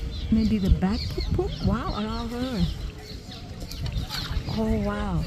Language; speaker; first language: English; non-native, learner; Thai